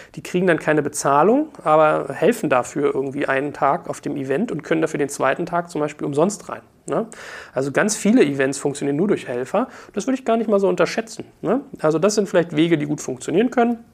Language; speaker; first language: German; native; German